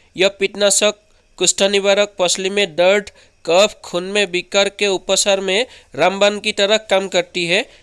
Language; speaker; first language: Hindi; non-native, local second language; Assamese